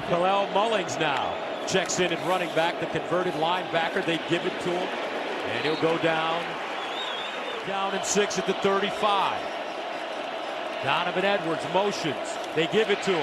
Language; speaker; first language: English; native; English